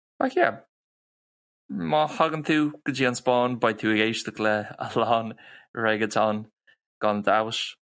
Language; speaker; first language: Irish; non-native, local second language; English